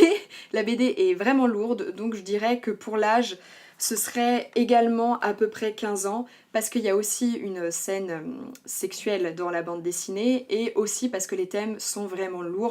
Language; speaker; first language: French; native; French